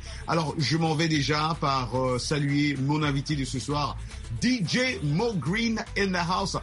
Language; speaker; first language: French; non-native, local second language; Lingala